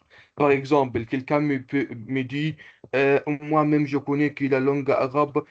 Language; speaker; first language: French; non-native, local second language; Comorian